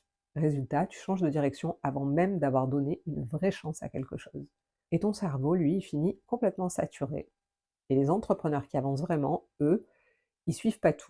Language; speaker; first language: French; native; French